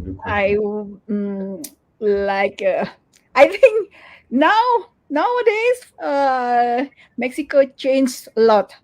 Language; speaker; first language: English; non-native, learner; Indonesian